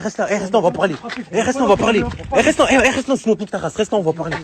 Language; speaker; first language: French; native; French